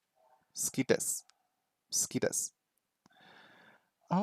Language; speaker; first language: Japanese; non-native, learner; English